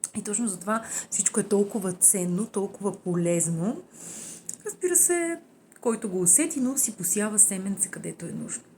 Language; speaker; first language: Bulgarian; native; Bulgarian